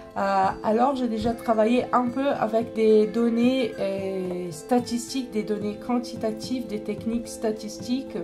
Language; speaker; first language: French; non-native, fluent; Portuguese